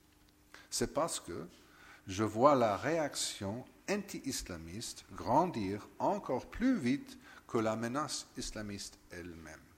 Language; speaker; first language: French; non-native, fluent; English